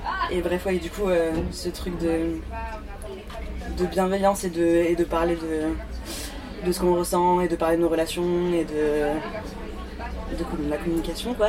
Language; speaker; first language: French; native; French